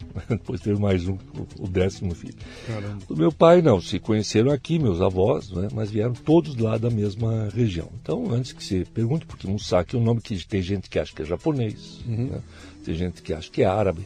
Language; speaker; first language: Portuguese; native; Portuguese